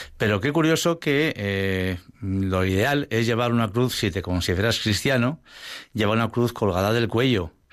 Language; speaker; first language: Spanish; native; Spanish